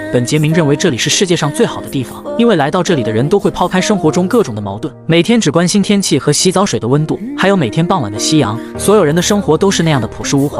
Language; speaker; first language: Chinese; native; Chinese